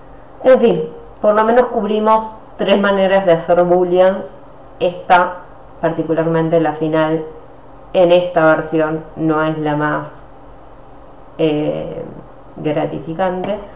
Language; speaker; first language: Spanish; native; Spanish